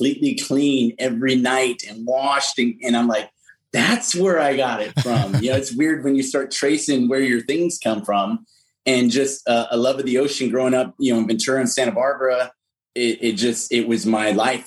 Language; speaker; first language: English; native; English